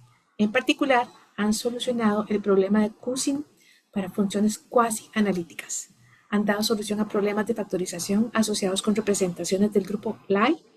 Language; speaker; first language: Spanish; native; Spanish